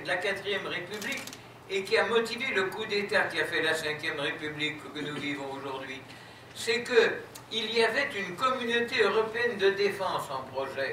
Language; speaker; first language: French; native; French